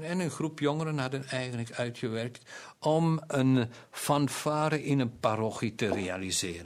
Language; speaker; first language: Dutch; non-native, local second language; German